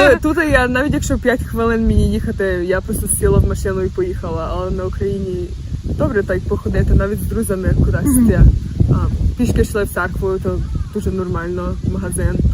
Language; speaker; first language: Ukrainian; early bilingual, other home language; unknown